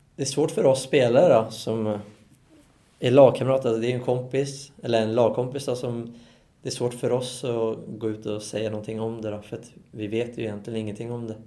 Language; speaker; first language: Swedish; native; Swedish